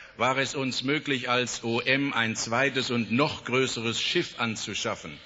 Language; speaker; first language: German; native; German